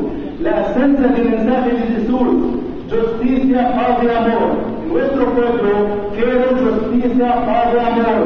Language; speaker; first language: Spanish; non-native, learner; Arabic